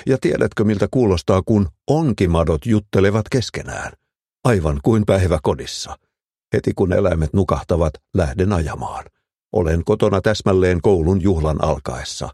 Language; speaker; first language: Finnish; native; Finnish